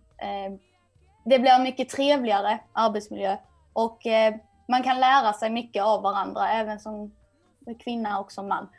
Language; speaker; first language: Swedish; native; Swedish